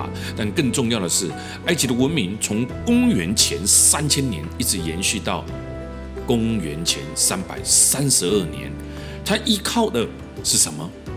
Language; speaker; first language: Chinese; native; Chinese